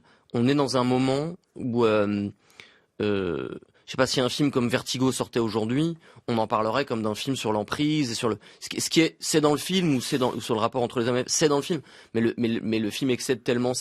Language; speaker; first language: French; native; French